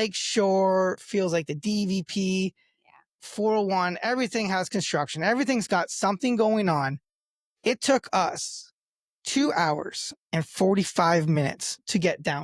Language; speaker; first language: English; native; English